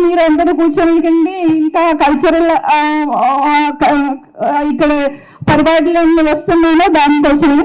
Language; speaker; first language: Telugu; non-native, learner; Malayalam